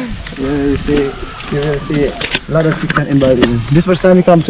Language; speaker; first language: English; non-native, learner; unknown